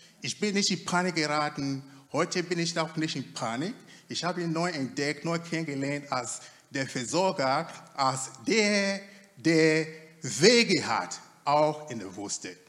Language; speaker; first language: German; non-native, fluent; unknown